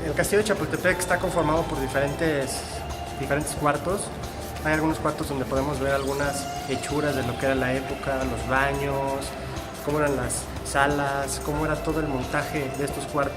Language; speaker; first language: Spanish; native; Spanish